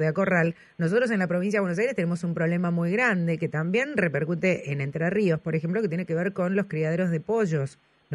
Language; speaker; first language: Spanish; native; Spanish